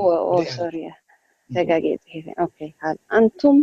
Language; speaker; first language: Arabic; non-native, learner; Tigrinya